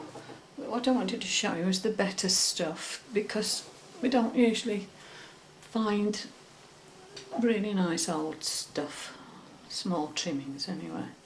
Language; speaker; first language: English; native; English